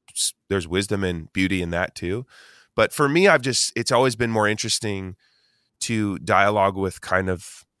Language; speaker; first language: English; native; English